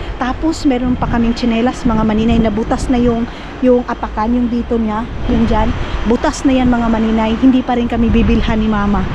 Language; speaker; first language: Filipino; non-native, local second language; Cebuano